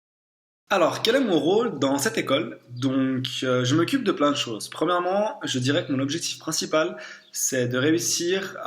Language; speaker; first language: French; native; French